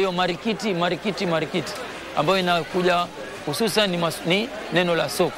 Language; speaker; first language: Swahili; native; Swahili